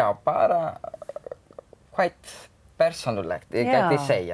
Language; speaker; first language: Icelandic; non-native, learner; Spanish